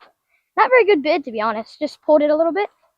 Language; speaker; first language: English; native; English